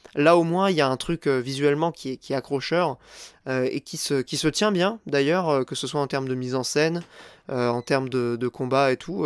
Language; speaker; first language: French; native; French